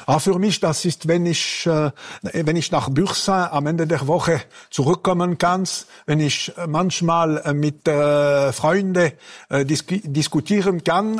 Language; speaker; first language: German; non-native, local second language; French